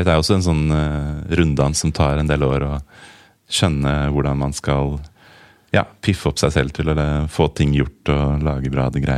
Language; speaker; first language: Norwegian; native; Norwegian